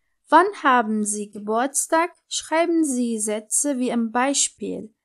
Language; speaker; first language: German; non-native, fluent; Turkish